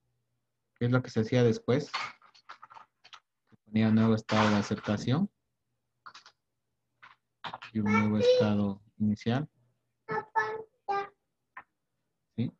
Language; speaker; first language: Spanish; native; Spanish